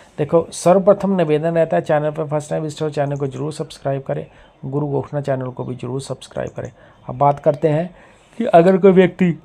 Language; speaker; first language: Hindi; native; Hindi